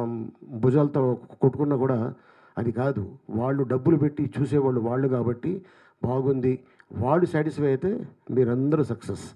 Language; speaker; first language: Telugu; native; Telugu